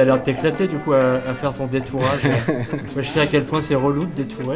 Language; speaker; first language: French; native; French